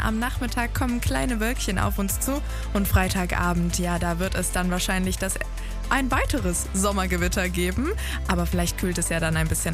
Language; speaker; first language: German; native; German